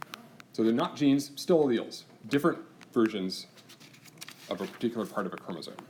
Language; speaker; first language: English; native; English